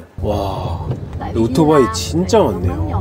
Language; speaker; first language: Korean; native; Korean